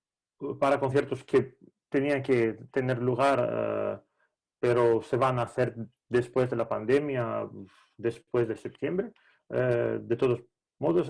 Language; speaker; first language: Spanish; non-native, fluent; Greek